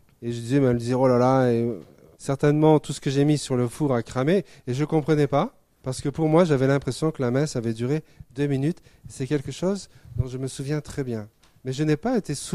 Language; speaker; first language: French; native; French